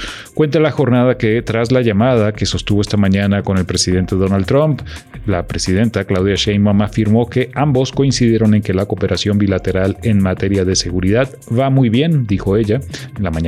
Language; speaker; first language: Spanish; native; Spanish